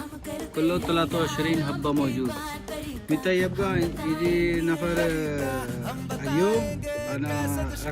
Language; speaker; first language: Arabic; non-native, learner; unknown